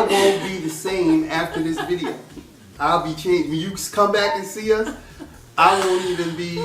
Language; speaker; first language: English; native; English